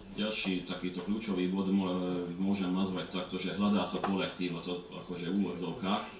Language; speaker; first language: Slovak; early bilingual, heritage; Slovak